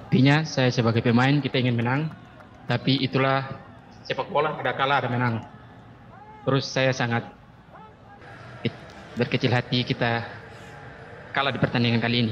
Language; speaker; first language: Indonesian; native; Indonesian